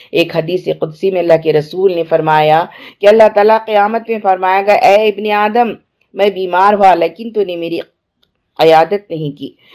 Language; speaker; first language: Urdu; native; Urdu